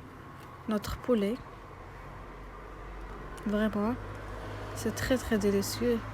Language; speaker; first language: French; non-native, local second language; Arabic